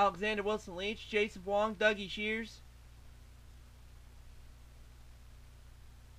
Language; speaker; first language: English; native; English